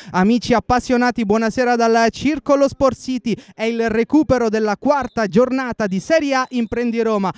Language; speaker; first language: Italian; native; Italian